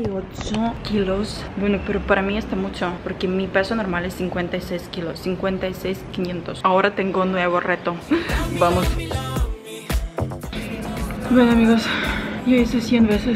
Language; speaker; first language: Spanish; non-native, fluent; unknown